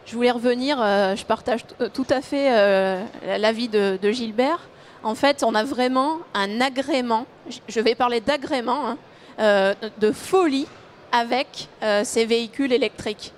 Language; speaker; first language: French; native; French